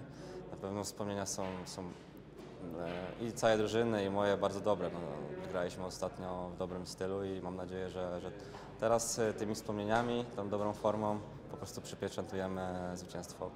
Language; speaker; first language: Polish; native; Polish